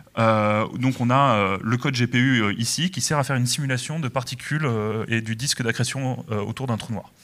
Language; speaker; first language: French; native; French